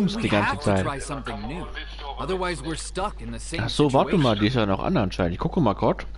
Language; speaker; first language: German; native; German